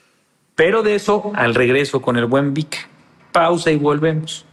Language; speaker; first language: Spanish; native; Spanish